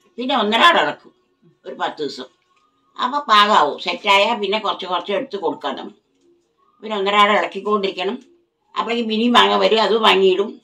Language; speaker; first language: Malayalam; non-native, local second language; Tamil